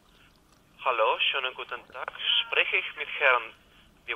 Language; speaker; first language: German; non-native, learner; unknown